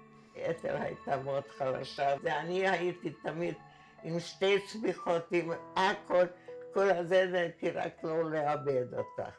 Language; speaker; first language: Hebrew; non-native, fluent; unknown